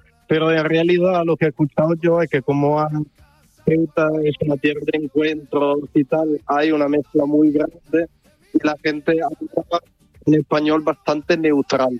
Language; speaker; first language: Spanish; non-native, fluent; Italian